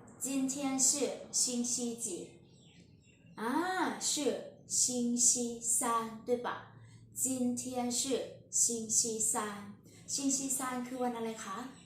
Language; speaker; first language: Chinese; non-native, fluent; Thai